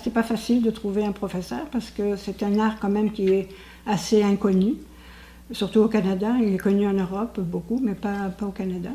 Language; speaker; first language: French; native; French